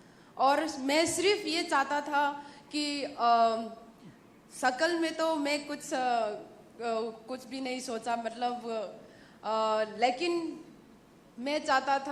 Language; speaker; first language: Hindi; non-native, local second language; Manipuri